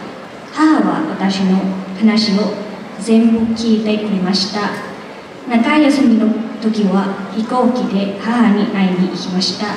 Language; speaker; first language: Japanese; non-native, learner; Thai